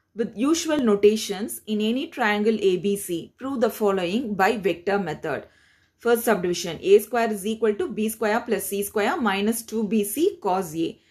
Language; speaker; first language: English; non-native, local second language; Tamil